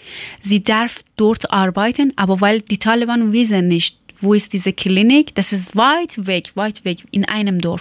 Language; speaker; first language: German; non-native, learner; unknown